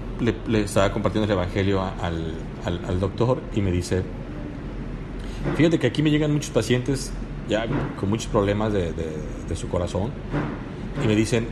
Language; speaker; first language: Spanish; native; Spanish